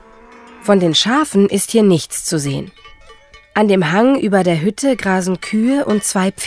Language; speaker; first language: German; native; German